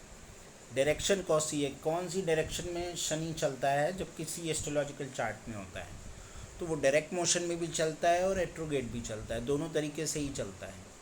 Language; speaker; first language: Hindi; native; Hindi